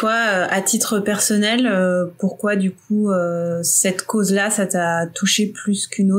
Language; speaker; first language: French; native; French